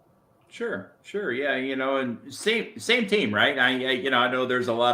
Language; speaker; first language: English; native; English